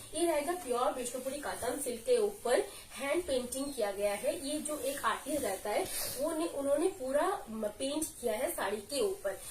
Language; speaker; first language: Hindi; non-native, local second language; Bangla